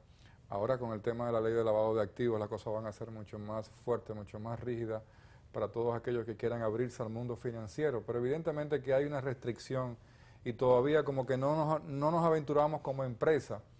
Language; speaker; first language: Spanish; native; Spanish